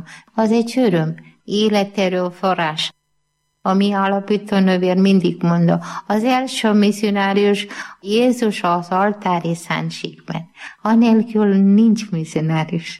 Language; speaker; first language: Hungarian; non-native, learner; Malayalam